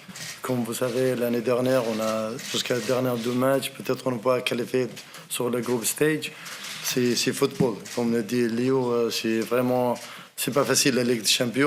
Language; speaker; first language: French; non-native, learner; Arabic